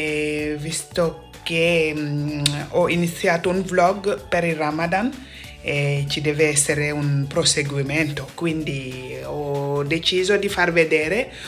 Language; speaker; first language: Italian; non-native, fluent; Wolof